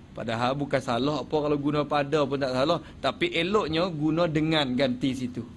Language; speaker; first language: Malay; native; Malay